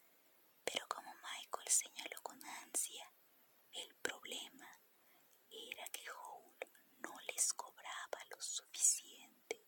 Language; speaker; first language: Spanish; native; Spanish